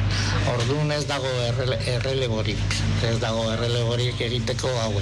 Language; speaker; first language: Basque; non-native, local second language; Spanish